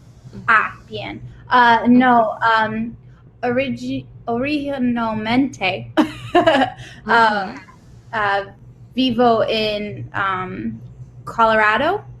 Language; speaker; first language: Spanish; non-native, learner; English